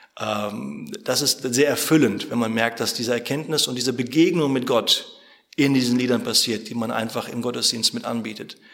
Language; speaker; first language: German; native; German